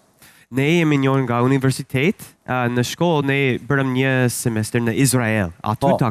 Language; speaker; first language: Albanian; non-native, learner; English